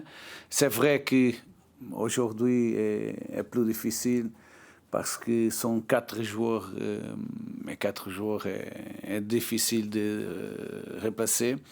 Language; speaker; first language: French; non-native, learner; Portuguese